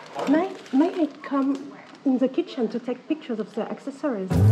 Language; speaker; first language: English; non-native, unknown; French